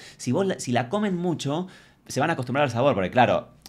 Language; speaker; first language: Spanish; native; Spanish